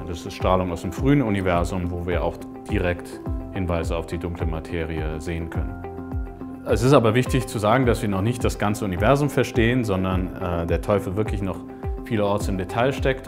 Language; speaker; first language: German; native; German